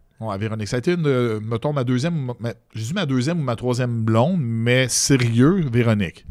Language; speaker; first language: French; native; French